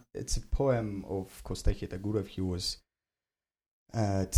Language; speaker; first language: English; non-native, learner; Ossetic